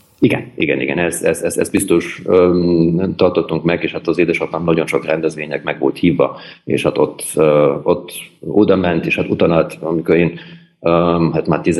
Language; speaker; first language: Hungarian; early bilingual, heritage; German